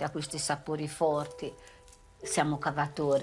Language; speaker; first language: Italian; native; Italian